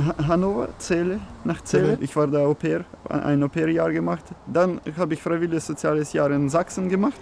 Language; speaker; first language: German; non-native, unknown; Russian